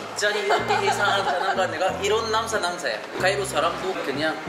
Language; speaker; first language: Korean; non-native, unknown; Arabic